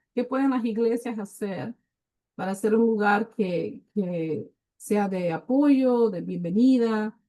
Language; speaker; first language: Spanish; early bilingual, heritage; Spanish